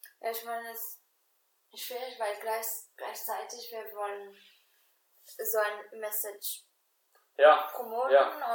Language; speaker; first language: German; non-native, fluent; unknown